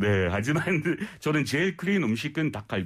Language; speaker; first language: Korean; non-native, learner; English